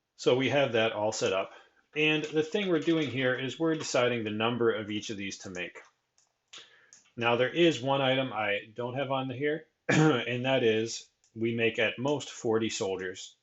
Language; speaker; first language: English; native; English